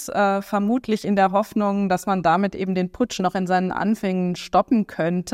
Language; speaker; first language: German; native; German